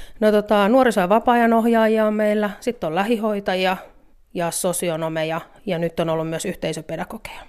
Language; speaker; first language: Finnish; native; Finnish